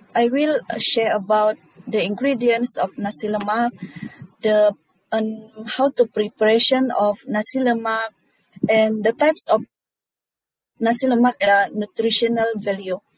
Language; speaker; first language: English; non-native, local second language; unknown